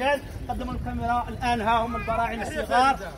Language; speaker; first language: Arabic; native; Arabic